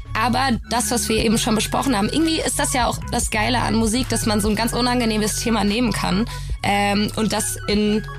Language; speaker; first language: German; native; German